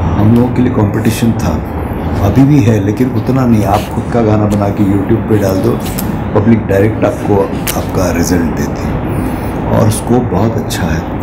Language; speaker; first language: Hindi; non-native, local second language; Marathi